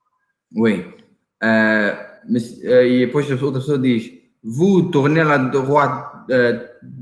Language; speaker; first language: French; non-native, learner; Portuguese